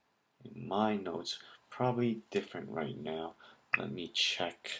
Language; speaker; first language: English; native; English